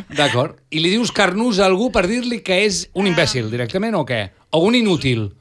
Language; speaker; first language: Catalan; native; Catalan